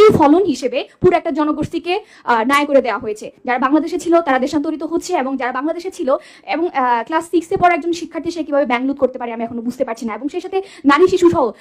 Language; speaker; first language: Bangla; non-native, local second language; Chakma